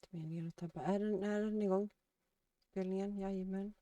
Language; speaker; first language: Swedish; native; Swedish